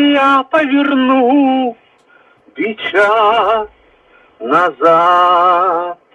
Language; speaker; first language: Russian; native; Russian